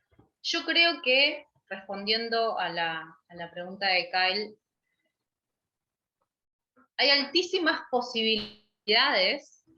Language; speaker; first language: Spanish; native; Spanish